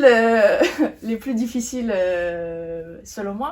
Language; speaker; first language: French; native; French